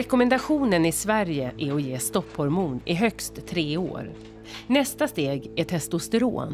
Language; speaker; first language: Swedish; native; Swedish